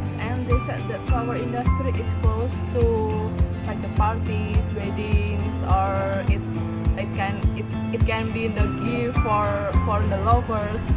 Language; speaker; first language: English; non-native, learner; Indonesian